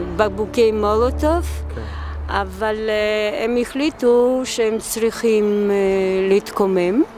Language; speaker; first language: Hebrew; non-native, fluent; Polish